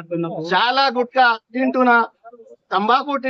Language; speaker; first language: Telugu; non-native, local second language; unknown